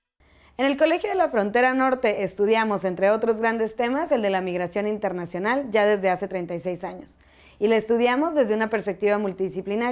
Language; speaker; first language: Spanish; native; Spanish